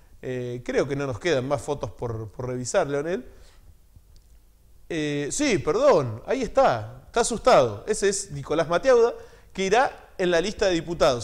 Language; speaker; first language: Spanish; native; Spanish